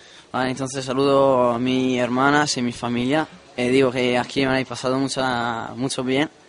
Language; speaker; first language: Spanish; non-native, learner; Italian